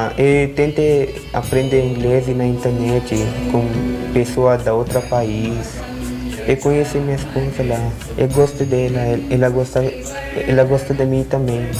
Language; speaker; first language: Portuguese; non-native, learner; Hindi